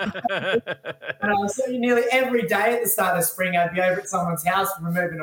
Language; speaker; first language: English; native; English